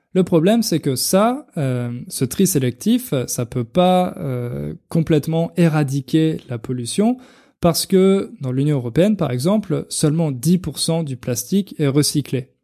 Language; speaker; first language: French; native; French